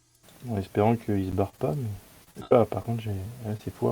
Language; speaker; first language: French; native; French